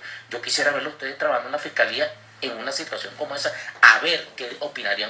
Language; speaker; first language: Spanish; native; Spanish